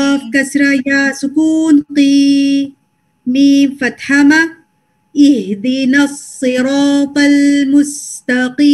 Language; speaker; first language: Arabic; non-native, learner; Urdu